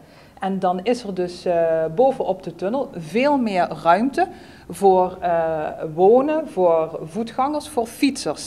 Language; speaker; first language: Dutch; native; Dutch